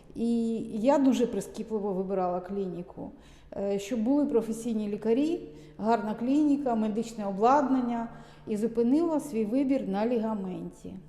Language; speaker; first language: Ukrainian; native; Ukrainian